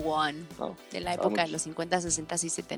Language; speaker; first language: Spanish; native; Spanish